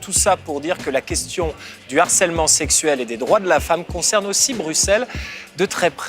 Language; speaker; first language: French; native; French